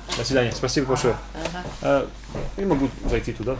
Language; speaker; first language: Russian; non-native, fluent; English